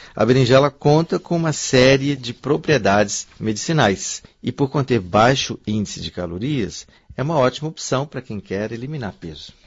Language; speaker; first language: Portuguese; native; Portuguese